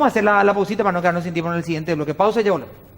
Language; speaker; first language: Spanish; native; Spanish